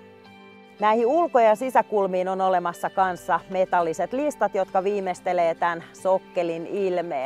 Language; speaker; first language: Finnish; native; Finnish